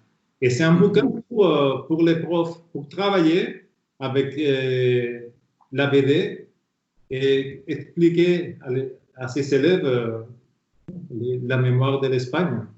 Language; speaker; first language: French; non-native, fluent; Spanish